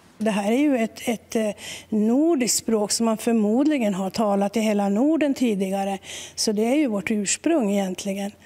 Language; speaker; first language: Swedish; non-native, local second language; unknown